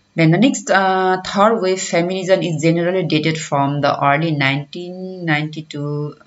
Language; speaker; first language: English; non-native, local second language; Nepali